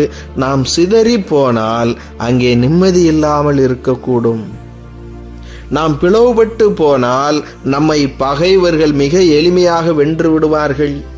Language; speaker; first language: Tamil; native; Tamil